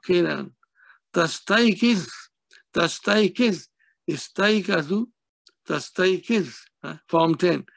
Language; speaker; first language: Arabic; non-native, fluent; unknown